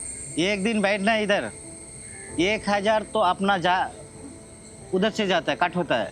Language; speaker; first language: Hindi; non-native, local second language; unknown